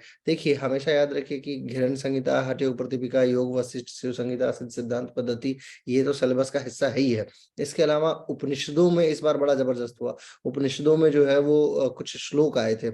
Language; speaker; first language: Hindi; native; Hindi